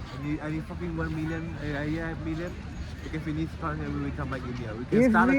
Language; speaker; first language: English; non-native, learner; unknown